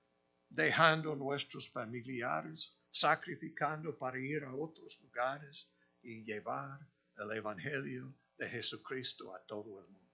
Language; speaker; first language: Spanish; non-native, fluent; English